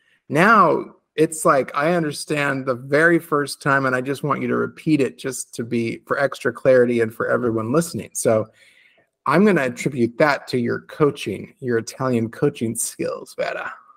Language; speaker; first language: English; native; English